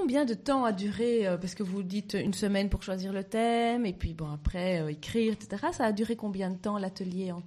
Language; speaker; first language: French; native; French